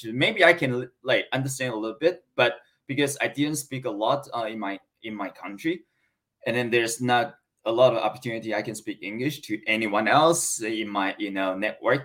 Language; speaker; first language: English; non-native, learner; Chinese